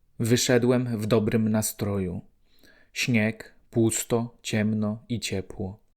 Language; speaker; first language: Polish; native; Polish